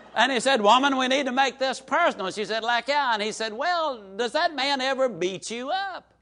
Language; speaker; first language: English; native; English